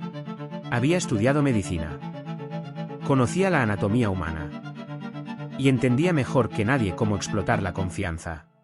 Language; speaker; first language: Spanish; native; Spanish